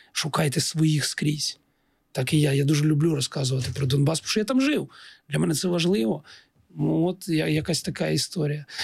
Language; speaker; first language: Ukrainian; non-native, local second language; Russian